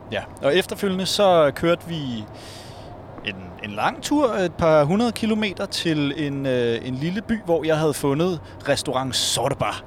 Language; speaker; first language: Danish; native; Danish